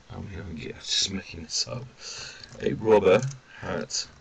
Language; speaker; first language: German; non-native, fluent; English